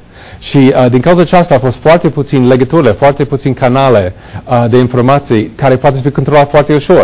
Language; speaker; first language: Romanian; non-native, fluent; English